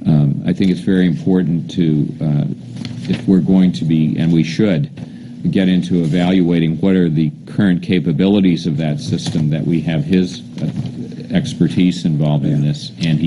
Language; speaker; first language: English; native; English